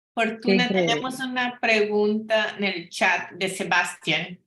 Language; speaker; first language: Spanish; non-native, fluent; Portuguese